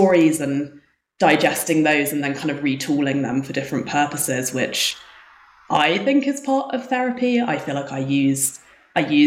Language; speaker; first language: English; native; English